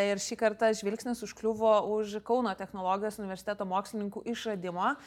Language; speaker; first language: Lithuanian; native; Lithuanian